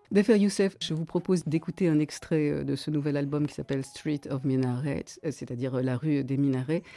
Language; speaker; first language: French; native; French